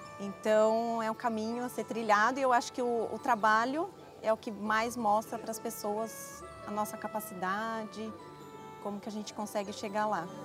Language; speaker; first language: Portuguese; early bilingual, other home language; Dutch